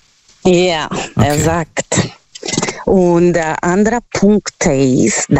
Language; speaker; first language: German; non-native, fluent; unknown